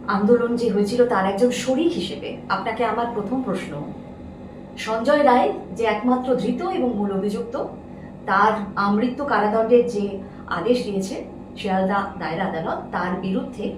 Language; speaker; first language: Bangla; native; Bangla